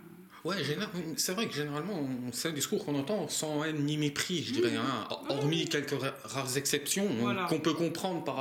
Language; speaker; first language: French; native; French